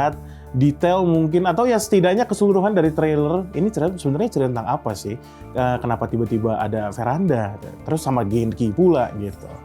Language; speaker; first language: Indonesian; native; Indonesian